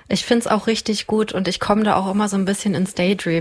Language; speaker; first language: German; native; German